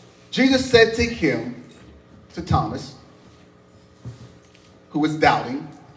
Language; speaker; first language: English; native; English